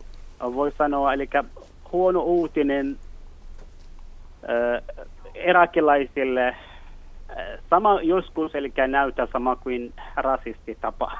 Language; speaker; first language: Finnish; non-native, learner; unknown